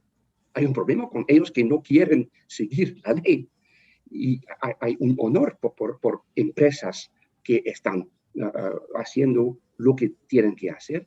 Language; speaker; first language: Spanish; non-native, fluent; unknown